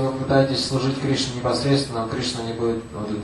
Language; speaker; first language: Russian; native; Russian